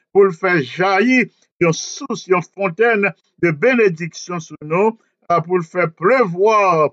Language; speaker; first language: French; non-native, local second language; Haitian Creole